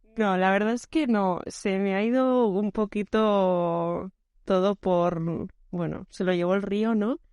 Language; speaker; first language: Spanish; early bilingual, other home language; Portuguese